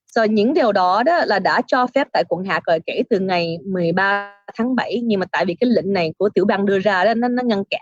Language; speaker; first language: Vietnamese; early bilingual, heritage; Vietnamese